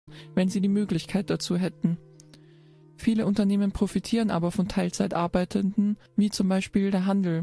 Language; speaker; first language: German; native; German